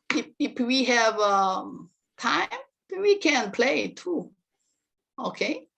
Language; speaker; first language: English; non-native, learner; Korean